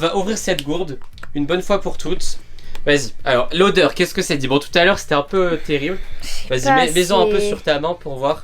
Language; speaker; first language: French; native; French